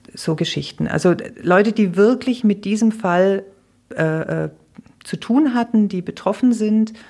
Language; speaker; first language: German; native; German